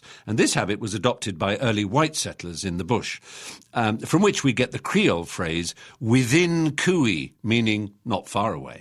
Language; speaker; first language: English; native; English